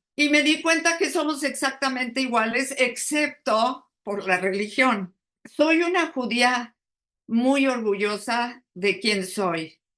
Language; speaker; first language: Spanish; native; Spanish